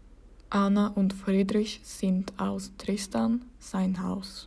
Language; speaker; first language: German; non-native, learner; Norwegian